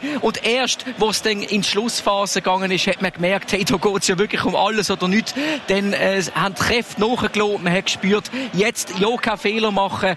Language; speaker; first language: German; native; German